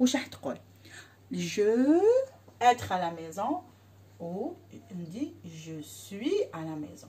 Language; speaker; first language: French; non-native, local second language; Arabic